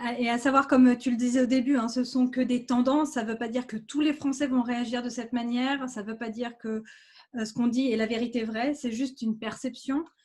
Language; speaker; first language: French; native; French